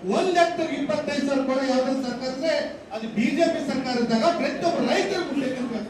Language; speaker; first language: Kannada; native; Kannada